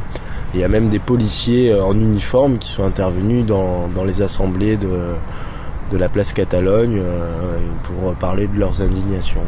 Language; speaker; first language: French; native; French